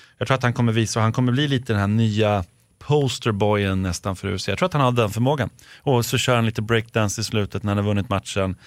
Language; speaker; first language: Swedish; native; Swedish